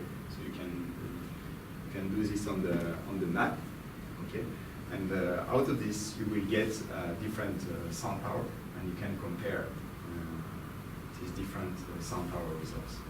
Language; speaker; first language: English; non-native, fluent; French